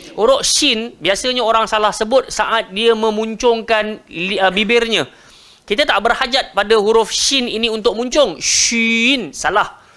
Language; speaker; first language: Malay; native; Malay